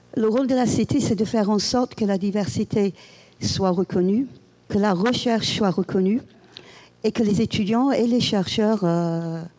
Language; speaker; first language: French; non-native, fluent; English